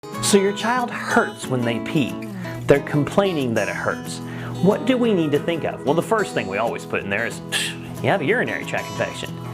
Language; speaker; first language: English; native; English